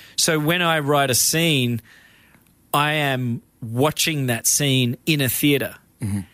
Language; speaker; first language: English; native; English